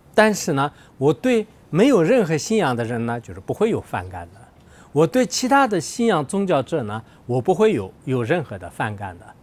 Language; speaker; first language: Chinese; non-native, local second language; Tibetan